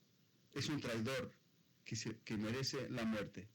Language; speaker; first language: Spanish; non-native, fluent; Arabic